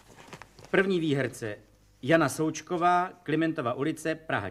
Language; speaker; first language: Czech; native; Czech